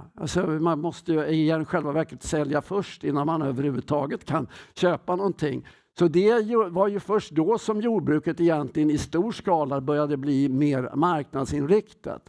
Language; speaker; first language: Swedish; native; Swedish